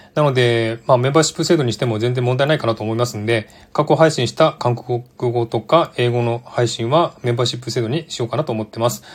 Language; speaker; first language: Japanese; native; Japanese